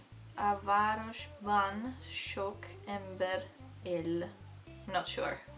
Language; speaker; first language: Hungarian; non-native, learner; Italian